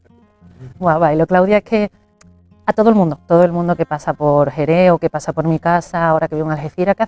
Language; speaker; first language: Spanish; native; Spanish